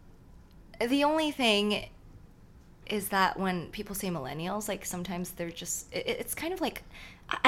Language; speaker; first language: English; non-native, local second language; Cantonese